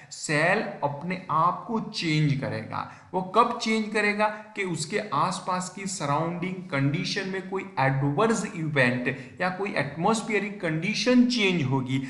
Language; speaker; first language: Hindi; non-native, local second language; Gujarati